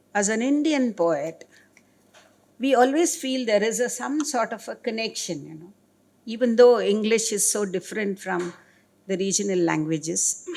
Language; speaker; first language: English; non-native, local second language; Kannada